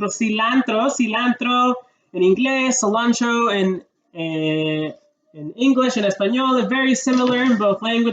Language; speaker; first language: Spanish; early bilingual, heritage; English